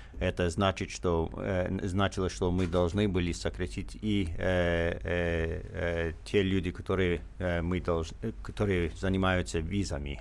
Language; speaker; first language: Russian; non-native, fluent; English